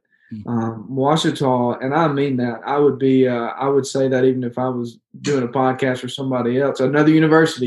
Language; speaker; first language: English; native; English